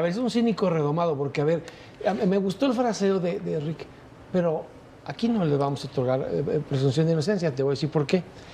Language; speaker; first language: Spanish; native; Spanish